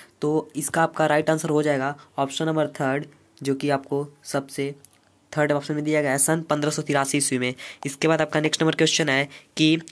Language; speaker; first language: Hindi; native; Hindi